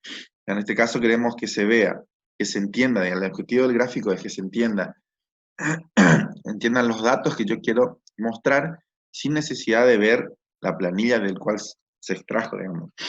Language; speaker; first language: Spanish; native; Spanish